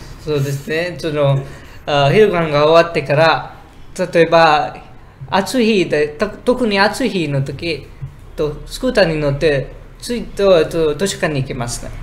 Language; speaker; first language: Japanese; non-native, fluent; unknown